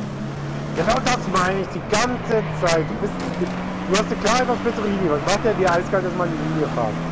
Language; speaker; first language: German; native; German